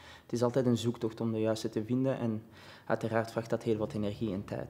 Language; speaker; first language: Dutch; early bilingual, other home language; Arabic